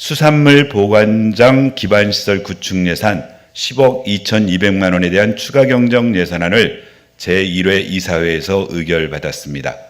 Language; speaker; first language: Korean; native; Korean